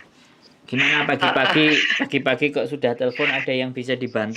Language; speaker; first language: Indonesian; non-native, local second language; Javanese